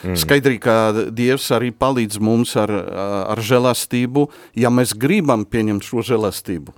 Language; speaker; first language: Latvian; non-native, fluent; Polish